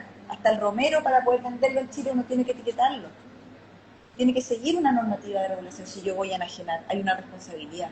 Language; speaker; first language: Spanish; native; Spanish